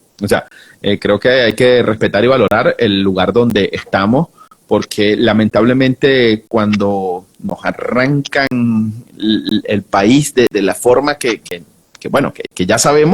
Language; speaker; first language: Spanish; native; Spanish